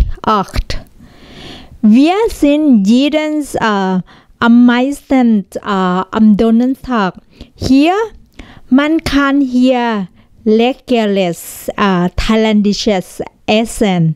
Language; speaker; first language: German; non-native, learner; Thai